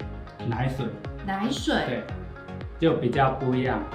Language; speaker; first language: Chinese; non-native, fluent; Thai